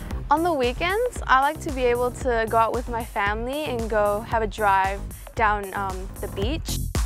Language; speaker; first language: English; early bilingual, other home language; Chinese